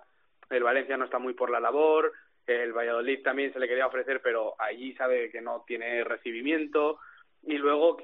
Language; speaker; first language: Spanish; native; Spanish